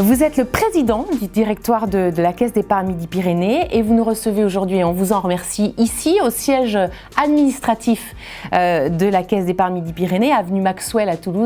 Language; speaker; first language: French; native; French